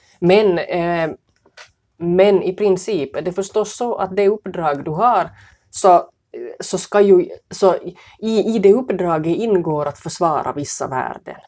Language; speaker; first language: Swedish; native; Swedish